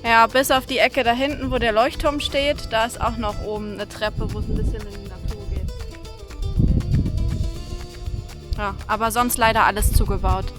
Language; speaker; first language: German; native; German